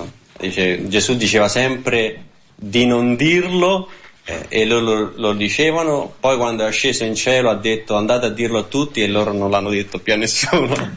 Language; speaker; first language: Italian; native; Italian